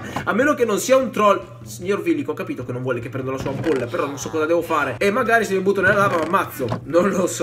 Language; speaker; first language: Italian; native; Italian